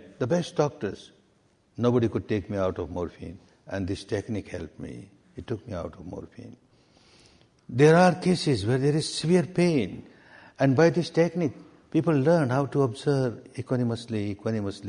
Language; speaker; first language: English; non-native, fluent; Burmese